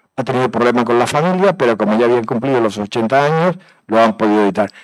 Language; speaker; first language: Spanish; native; Spanish